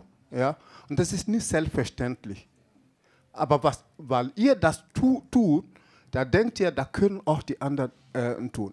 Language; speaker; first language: German; non-native, fluent; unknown